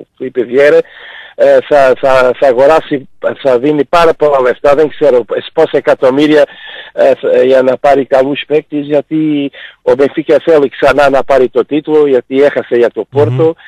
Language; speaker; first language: Greek; non-native, fluent; Portuguese